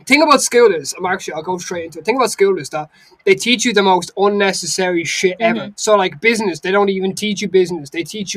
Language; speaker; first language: English; native; English